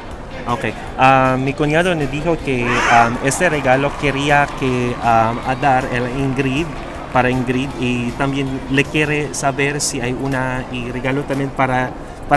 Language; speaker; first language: Spanish; non-native, learner; Filipino